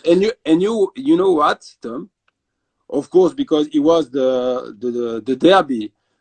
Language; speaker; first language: English; non-native, fluent; French